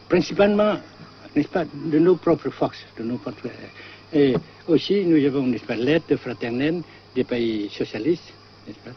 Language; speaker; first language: French; non-native, fluent; Vietnamese